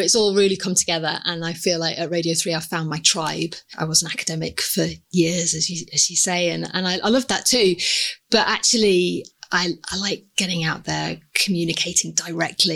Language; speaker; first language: English; native; English